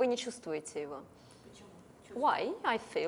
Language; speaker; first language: Russian; native; Russian